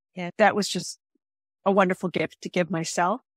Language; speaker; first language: English; native; English